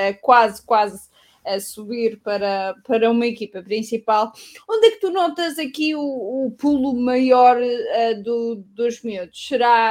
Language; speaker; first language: Portuguese; native; Portuguese